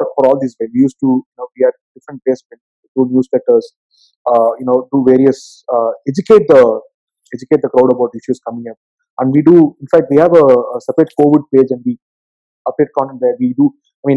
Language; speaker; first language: English; non-native, local second language; Tamil